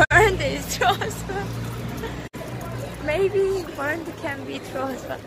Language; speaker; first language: English; non-native, learner; Korean